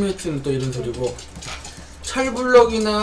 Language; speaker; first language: Korean; native; Korean